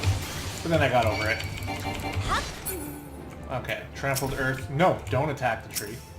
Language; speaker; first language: English; native; English